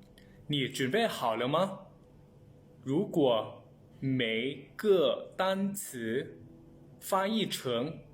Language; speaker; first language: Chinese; non-native, learner; Lao